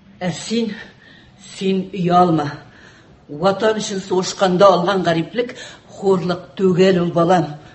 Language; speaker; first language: Tatar; early bilingual, heritage; Tatar